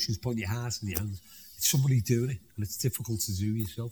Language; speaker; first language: English; native; English